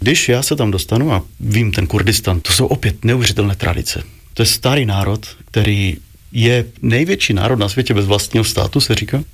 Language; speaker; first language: Czech; native; Czech